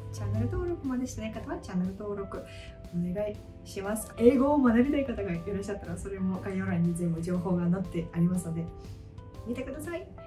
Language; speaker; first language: Japanese; non-native, fluent; Russian